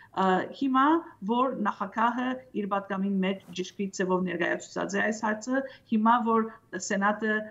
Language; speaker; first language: Armenian; early bilingual, heritage; Armenian